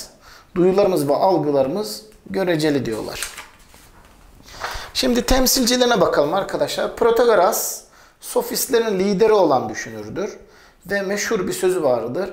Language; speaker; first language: Turkish; native; Turkish